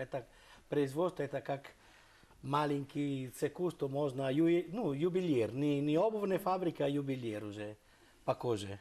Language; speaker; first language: Russian; non-native, learner; Italian